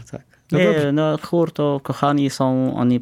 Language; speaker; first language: Polish; non-native, fluent; Arabic